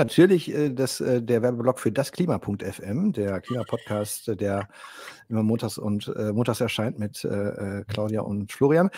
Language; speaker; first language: German; native; German